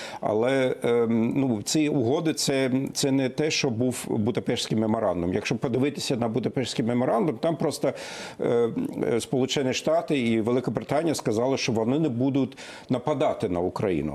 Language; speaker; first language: Ukrainian; non-native, fluent; German